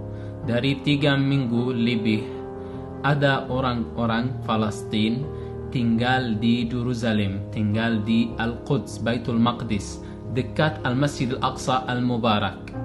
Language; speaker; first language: Indonesian; non-native, fluent; Arabic